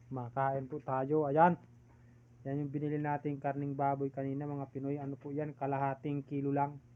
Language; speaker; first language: Filipino; native; Filipino